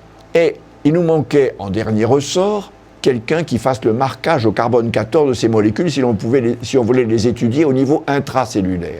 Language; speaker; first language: French; native; French